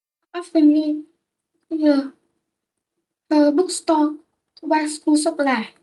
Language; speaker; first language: English; non-native, learner; Vietnamese